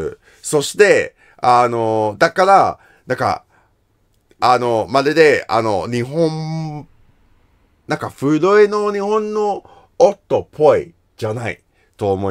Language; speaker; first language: Japanese; non-native, learner; English